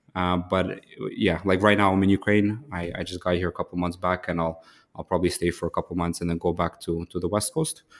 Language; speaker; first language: English; early bilingual, other home language; Ukrainian